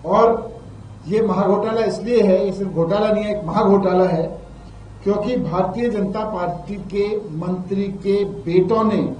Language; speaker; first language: Hindi; native; Hindi